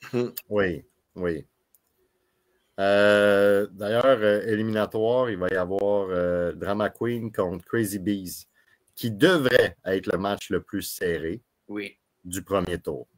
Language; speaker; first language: French; native; French